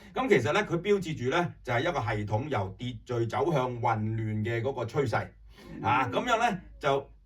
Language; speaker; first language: Cantonese; native; Cantonese